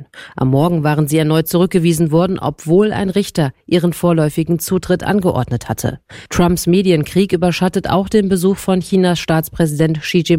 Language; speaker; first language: German; native; German